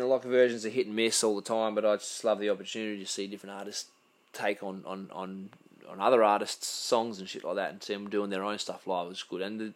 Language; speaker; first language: English; native; English